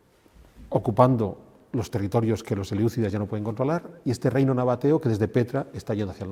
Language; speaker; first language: Spanish; native; Spanish